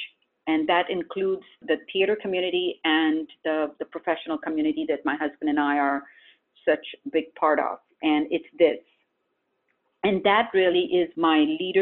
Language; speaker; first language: English; non-native, local second language; Gujarati